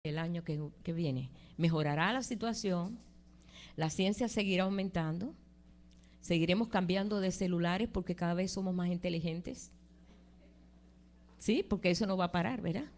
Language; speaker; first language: Spanish; native; Spanish